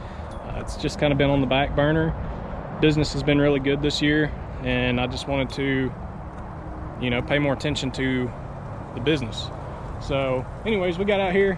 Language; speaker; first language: English; native; English